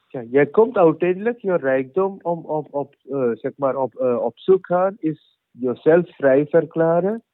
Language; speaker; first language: Dutch; non-native, learner; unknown